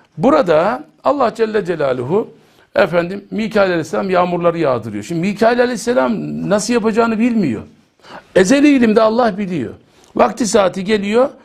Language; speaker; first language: Turkish; native; Turkish